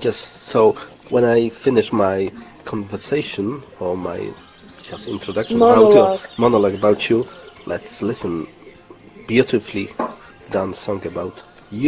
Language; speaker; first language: English; non-native, learner; Polish